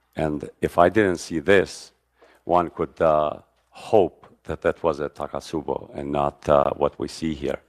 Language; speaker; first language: English; non-native, fluent; Albanian